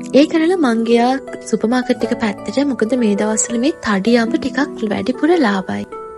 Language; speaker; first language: Sinhala; native; Sinhala